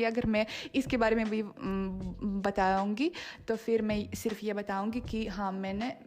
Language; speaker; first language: Hindi; non-native, fluent; Russian